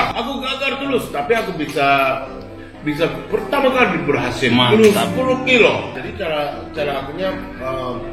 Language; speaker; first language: Indonesian; non-native, learner; Japanese